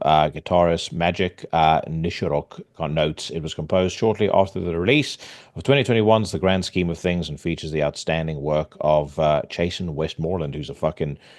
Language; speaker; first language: English; native; English